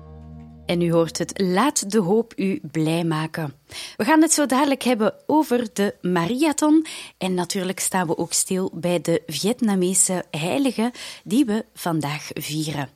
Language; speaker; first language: Dutch; native; Dutch